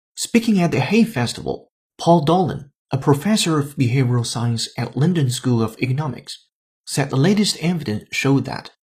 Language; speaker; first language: English; non-native, fluent; Chinese